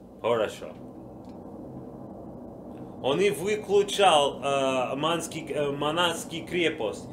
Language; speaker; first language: Russian; non-native, learner; English